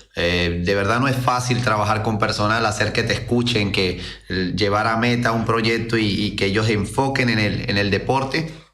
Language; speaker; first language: Spanish; native; Spanish